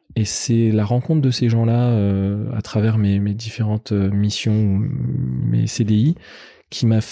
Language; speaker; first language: French; native; French